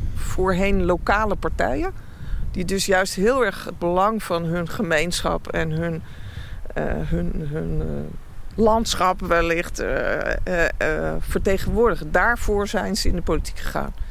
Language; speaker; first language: Dutch; native; Dutch